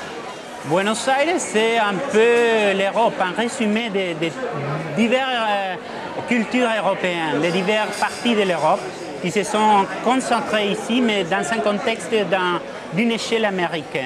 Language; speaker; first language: French; non-native, fluent; Spanish